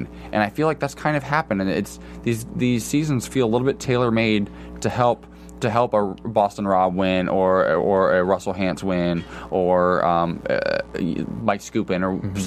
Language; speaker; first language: English; native; English